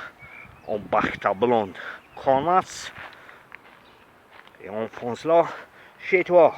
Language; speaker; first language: French; non-native, local second language; Arabic